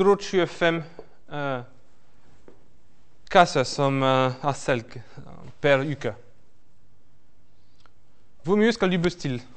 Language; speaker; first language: Norwegian; non-native, fluent; French